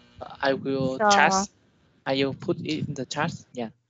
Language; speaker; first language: English; non-native, learner; Vietnamese